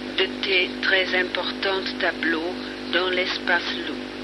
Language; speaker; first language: French; non-native, fluent; German